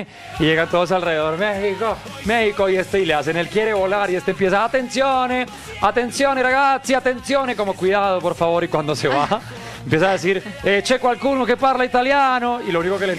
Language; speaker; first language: Spanish; native; Spanish